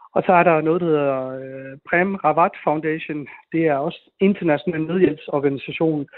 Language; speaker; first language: Danish; early bilingual, other home language; Sinhala